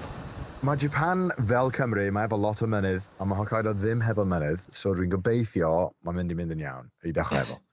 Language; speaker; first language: Welsh; non-native, local second language; English